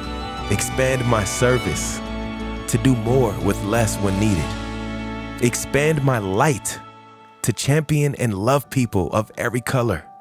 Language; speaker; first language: English; native; English